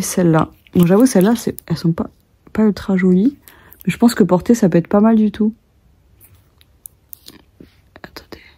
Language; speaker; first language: French; native; French